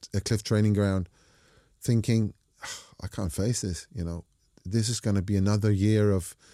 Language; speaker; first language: English; non-native, fluent; Danish